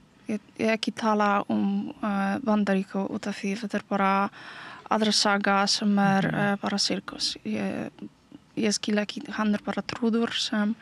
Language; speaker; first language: Icelandic; non-native, learner; Polish